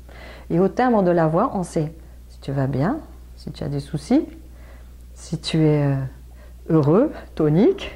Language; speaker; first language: French; native; French